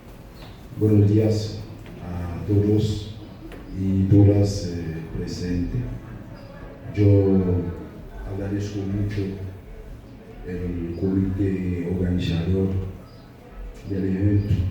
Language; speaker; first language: Spanish; non-native, fluent; Haitian Creole